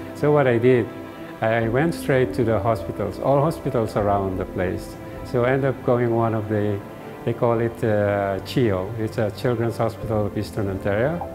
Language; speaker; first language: English; non-native, local second language; Filipino